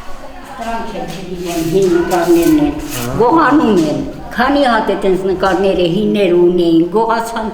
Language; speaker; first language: Armenian; non-native, local second language; Assyrian Neo-Aramaic